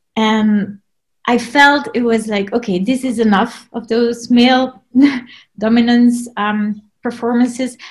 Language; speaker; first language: English; non-native, fluent; Dutch